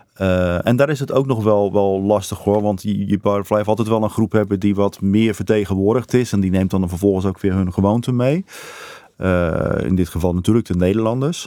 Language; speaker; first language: Dutch; native; Dutch